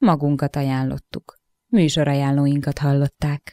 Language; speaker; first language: Hungarian; native; Hungarian